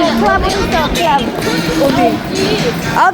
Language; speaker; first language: Korean; non-native, learner; Filipino